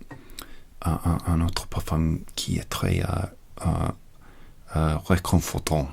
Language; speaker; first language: French; non-native, learner; English